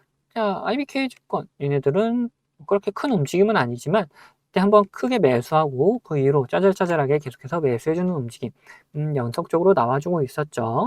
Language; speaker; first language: Korean; native; Korean